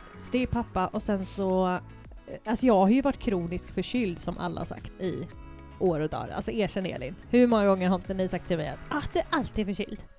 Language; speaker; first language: Swedish; native; Swedish